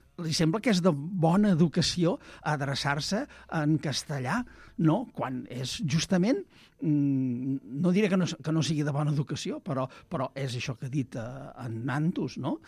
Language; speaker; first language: Catalan; native; Catalan